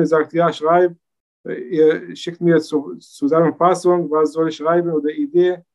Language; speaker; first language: German; non-native, learner; Arabic